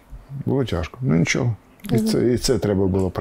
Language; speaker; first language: Ukrainian; non-native, local second language; Russian